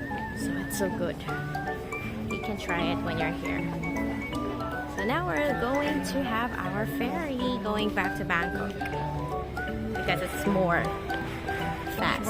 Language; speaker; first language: English; non-native, local second language; Filipino